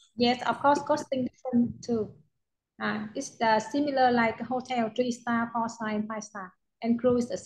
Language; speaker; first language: English; non-native, learner; Vietnamese